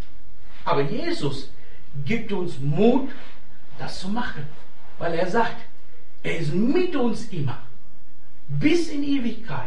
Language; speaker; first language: German; non-native, fluent; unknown